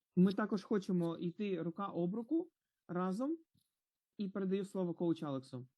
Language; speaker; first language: Ukrainian; non-native, fluent; Croatian